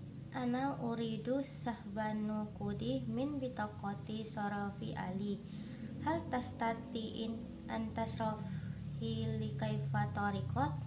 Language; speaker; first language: Arabic; non-native, learner; Indonesian